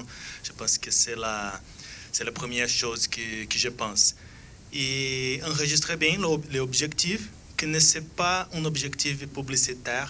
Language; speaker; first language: French; non-native, fluent; Portuguese